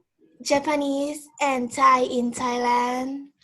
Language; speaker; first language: English; non-native, learner; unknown